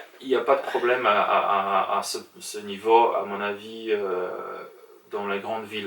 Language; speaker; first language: French; non-native, fluent; Polish